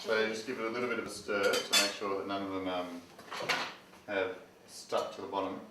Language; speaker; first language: English; native; English